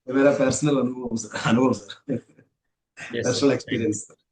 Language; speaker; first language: Hindi; non-native, learner; Telugu